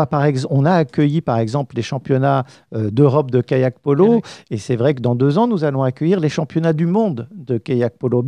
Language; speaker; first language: French; native; French